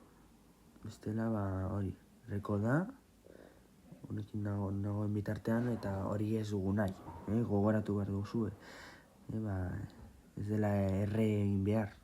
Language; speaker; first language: Basque; non-native, local second language; Spanish